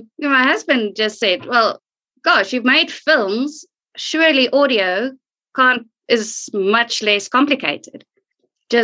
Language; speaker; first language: English; non-native, local second language; Afrikaans